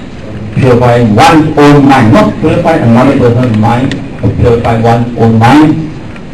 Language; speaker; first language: English; non-native, local second language; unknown